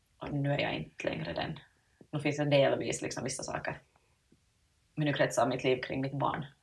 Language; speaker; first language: Swedish; native; Swedish